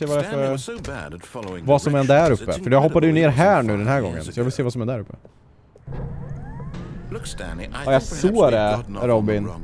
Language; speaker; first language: Swedish; native; Swedish